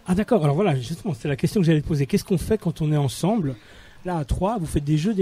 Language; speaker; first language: French; native; French